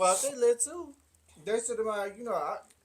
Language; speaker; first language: English; native; English